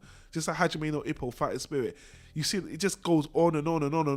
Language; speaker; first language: English; native; English